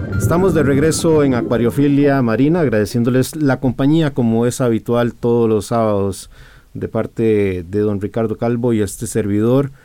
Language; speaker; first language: Spanish; native; Spanish